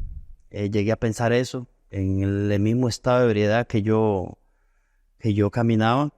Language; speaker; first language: Spanish; native; Spanish